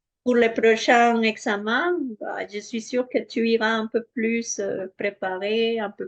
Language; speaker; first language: French; non-native, fluent; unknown